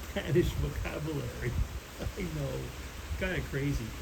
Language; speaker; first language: English; native; English